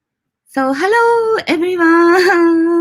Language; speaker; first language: English; non-native, learner; Japanese